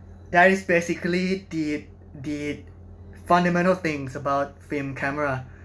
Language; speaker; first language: English; non-native, fluent; Thai